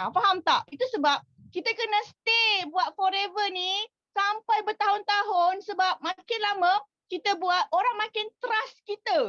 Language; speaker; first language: Malay; native; Malay